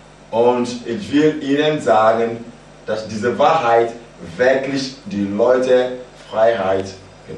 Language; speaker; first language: German; non-native, fluent; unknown